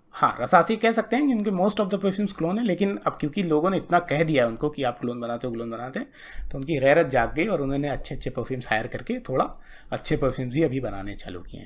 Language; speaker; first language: Hindi; native; Hindi